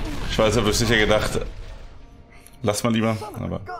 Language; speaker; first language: German; native; German